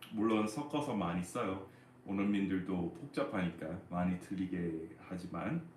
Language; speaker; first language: Korean; non-native, fluent; English